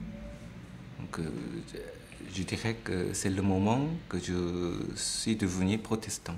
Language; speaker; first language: French; non-native, fluent; Korean